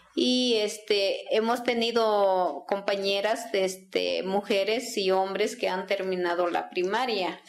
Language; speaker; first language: Spanish; non-native, local second language; Tzeltal